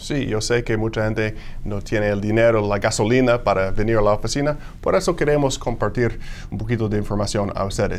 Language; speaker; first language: Spanish; non-native, fluent; English